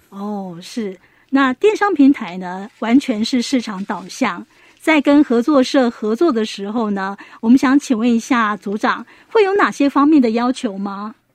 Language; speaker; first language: Chinese; native; Chinese